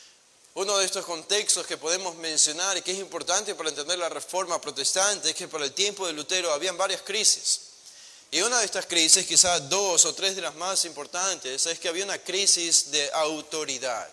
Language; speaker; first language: Spanish; native; Spanish